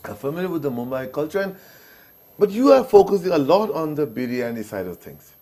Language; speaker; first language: English; non-native, local second language; Nepali